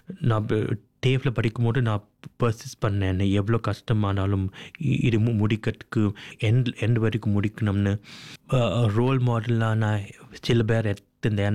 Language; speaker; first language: Tamil; early bilingual, heritage; Tamil